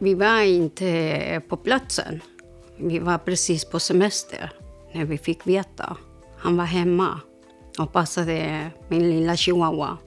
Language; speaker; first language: Swedish; non-native, learner; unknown